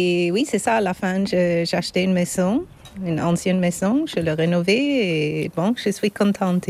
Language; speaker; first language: French; non-native, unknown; Swedish